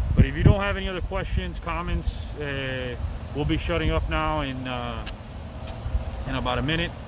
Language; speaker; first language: English; early bilingual, other home language; Spanish